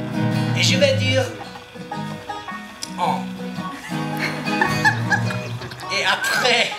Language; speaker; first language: French; non-native, learner; English